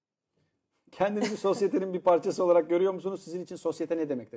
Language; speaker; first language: Turkish; native; Turkish